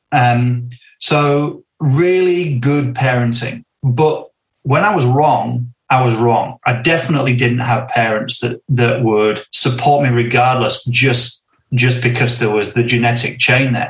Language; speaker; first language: English; native; English